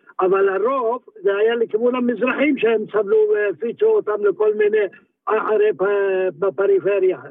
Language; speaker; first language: Hebrew; early bilingual, other home language; Arabic